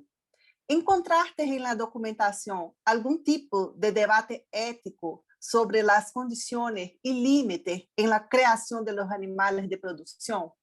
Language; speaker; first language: Spanish; non-native, fluent; Portuguese